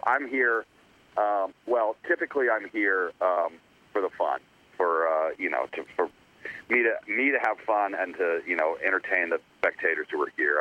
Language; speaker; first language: English; native; English